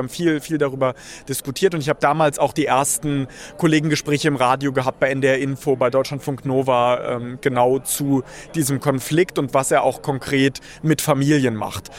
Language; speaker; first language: German; early bilingual, other home language; Russian